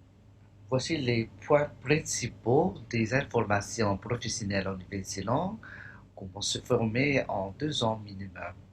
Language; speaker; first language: French; non-native, fluent; English